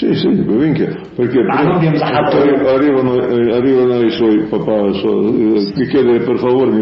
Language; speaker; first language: Italian; early bilingual, heritage; Italian